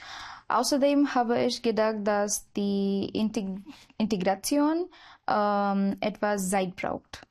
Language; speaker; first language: German; non-native, learner; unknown